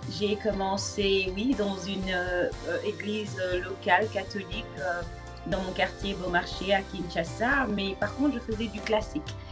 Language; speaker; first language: French; non-native, local second language; Lingala